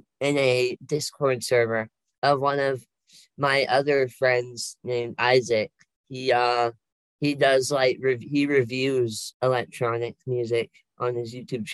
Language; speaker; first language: English; native; English